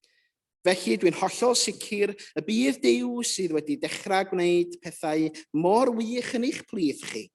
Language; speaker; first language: Welsh; native; Welsh